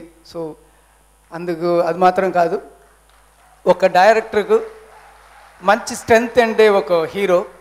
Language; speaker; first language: Telugu; non-native, learner; Tamil